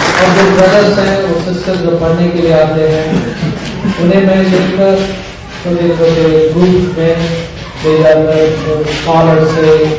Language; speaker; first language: Hindi; non-native, local second language; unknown